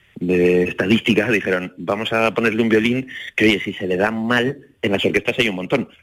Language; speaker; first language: Spanish; native; Spanish